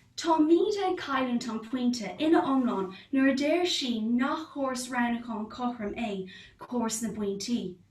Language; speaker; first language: Irish; non-native, local second language; English